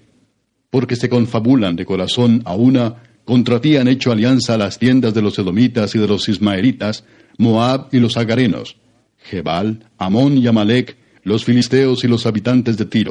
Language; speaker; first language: Spanish; native; Spanish